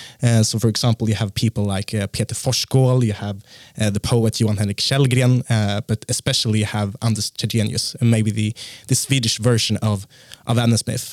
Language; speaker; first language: English; non-native, fluent; Swedish